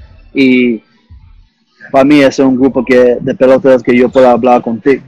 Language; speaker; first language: Spanish; early bilingual, heritage; English